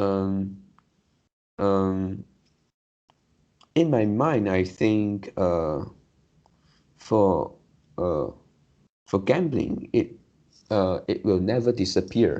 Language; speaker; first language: English; non-native, learner; Chinese